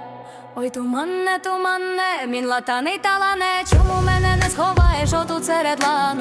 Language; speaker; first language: Ukrainian; native; Ukrainian